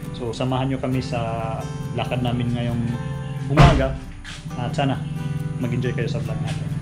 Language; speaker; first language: Filipino; non-native, local second language; Cebuano